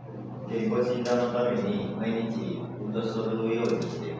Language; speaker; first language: Japanese; non-native, learner; Indonesian